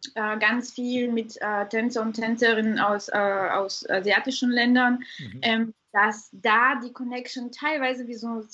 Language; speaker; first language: German; non-native, fluent; Bulgarian